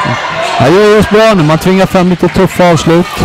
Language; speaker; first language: Swedish; native; Swedish